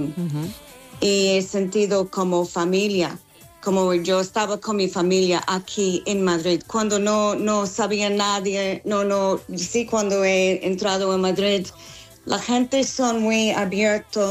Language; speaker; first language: Spanish; non-native, fluent; English